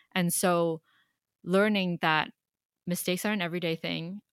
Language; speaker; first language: English; non-native, local second language; Cantonese